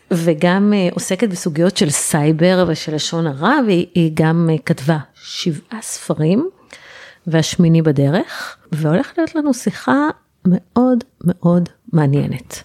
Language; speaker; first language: Hebrew; native; Hebrew